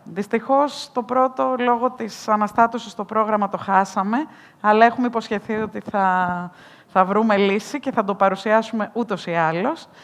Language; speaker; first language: Greek; native; Greek